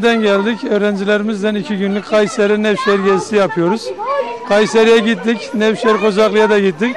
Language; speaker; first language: Turkish; native; Turkish